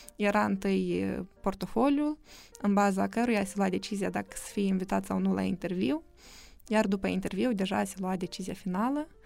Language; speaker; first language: Romanian; native; Romanian